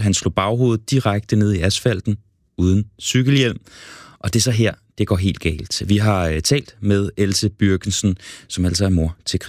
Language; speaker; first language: Danish; native; Danish